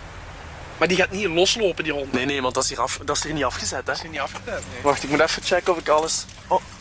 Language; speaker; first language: Dutch; native; Dutch